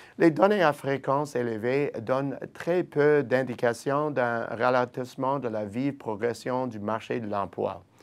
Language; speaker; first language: French; native; French